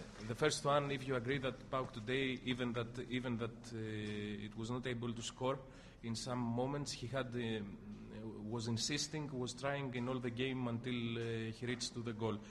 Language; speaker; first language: English; non-native, fluent; Greek